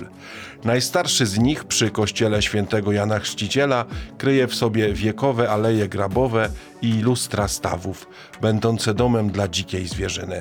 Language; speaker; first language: Polish; native; Polish